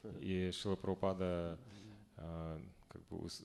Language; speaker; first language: Russian; native; Russian